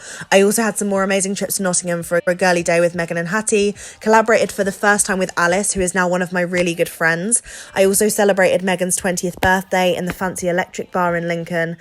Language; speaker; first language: English; native; English